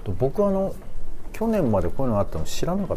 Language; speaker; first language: Japanese; native; Japanese